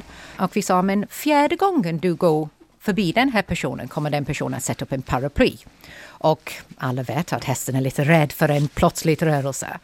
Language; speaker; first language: Swedish; non-native, fluent; English